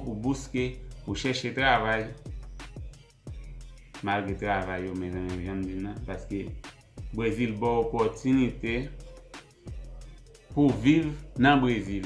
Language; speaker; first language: French; non-native, local second language; Haitian Creole